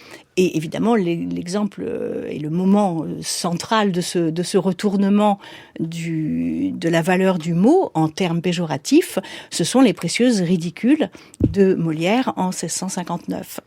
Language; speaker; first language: French; native; French